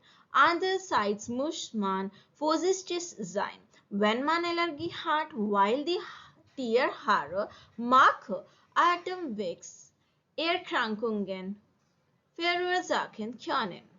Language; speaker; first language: German; non-native, learner; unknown